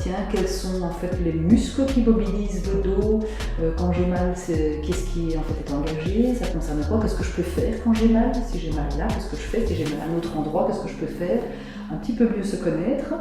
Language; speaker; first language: French; native; French